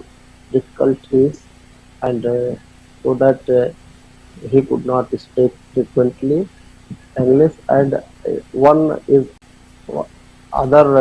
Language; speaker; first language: English; non-native, learner; Hindi